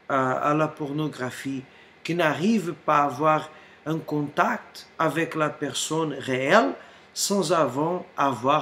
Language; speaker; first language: French; non-native, fluent; Portuguese